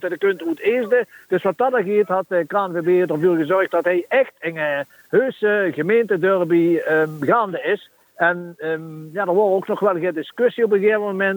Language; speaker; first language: Dutch; native; Dutch